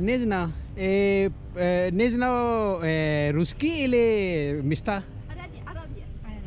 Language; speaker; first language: Russian; non-native, learner; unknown